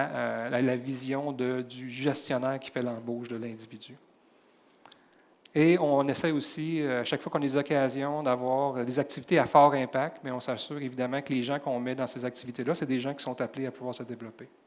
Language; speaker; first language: French; native; French